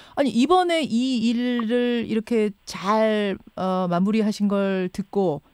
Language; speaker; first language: Korean; native; Korean